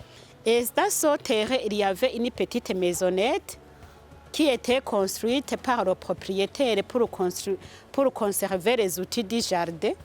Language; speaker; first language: French; non-native, local second language; Rundi